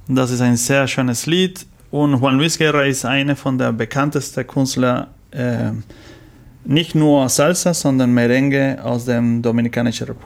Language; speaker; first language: German; non-native, learner; Spanish